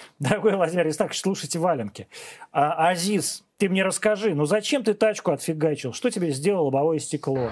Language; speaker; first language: Russian; native; Russian